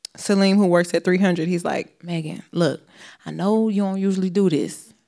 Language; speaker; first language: English; native; English